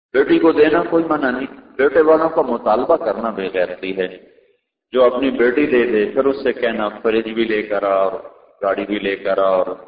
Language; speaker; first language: Urdu; non-native, local second language; Punjabi